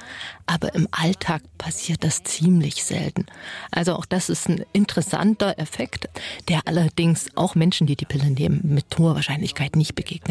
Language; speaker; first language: German; native; German